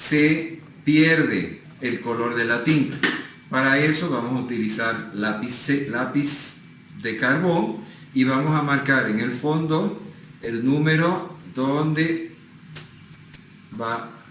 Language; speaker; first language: Spanish; native; Spanish